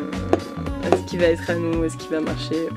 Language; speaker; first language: French; native; French